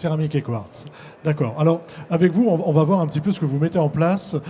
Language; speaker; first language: French; native; French